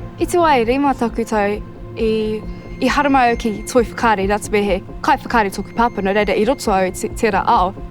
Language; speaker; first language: Māori; non-native, local second language; English